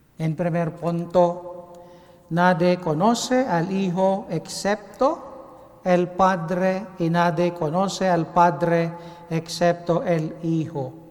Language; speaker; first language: Spanish; non-native, learner; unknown